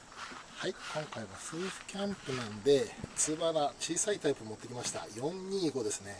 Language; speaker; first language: Japanese; native; Japanese